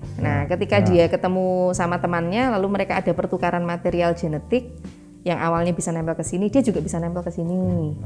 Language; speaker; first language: Indonesian; native; Indonesian